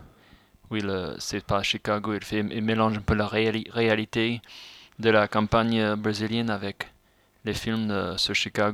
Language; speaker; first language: French; non-native, fluent; English